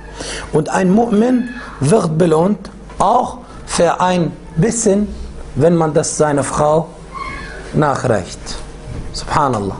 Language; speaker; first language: German; non-native, fluent; Arabic